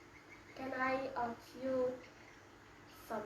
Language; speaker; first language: English; non-native, learner; Indonesian